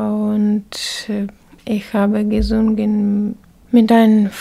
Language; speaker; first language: German; non-native, learner; Ukrainian